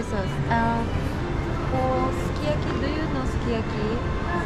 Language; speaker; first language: English; non-native, learner; Japanese